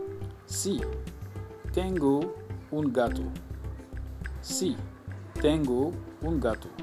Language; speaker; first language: Spanish; non-native, learner; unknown